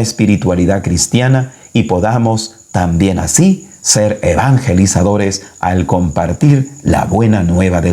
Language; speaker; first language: Spanish; native; Spanish